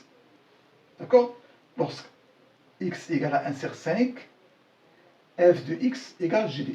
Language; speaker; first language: French; non-native, local second language; Arabic